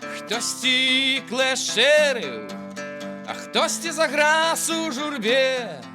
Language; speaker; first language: Belarusian; non-native, local second language; Russian